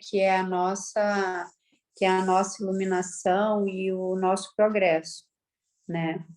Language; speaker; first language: Portuguese; native; Portuguese